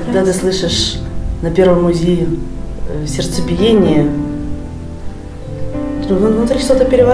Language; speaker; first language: Russian; native; Russian